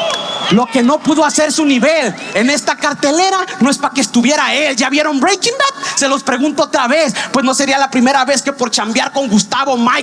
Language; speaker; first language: Spanish; native; Spanish